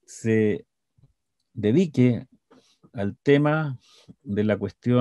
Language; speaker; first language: Spanish; native; Spanish